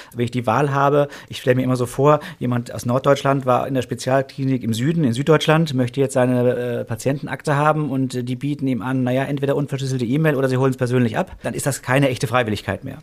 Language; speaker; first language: German; native; German